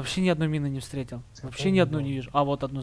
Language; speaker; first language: Russian; native; Russian